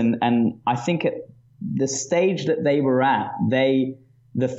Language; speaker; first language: English; native; English